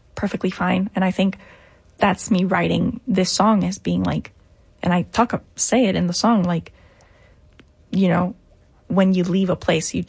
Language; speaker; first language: English; non-native, fluent; Spanish